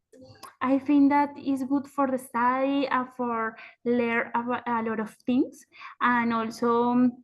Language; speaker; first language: English; non-native, learner; Spanish